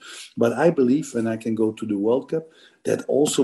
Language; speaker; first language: English; non-native, fluent; Dutch